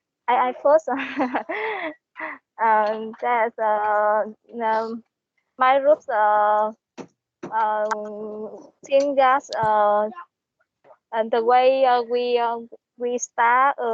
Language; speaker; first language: English; non-native, learner; Vietnamese